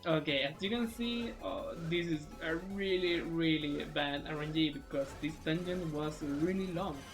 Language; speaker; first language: English; non-native, fluent; Spanish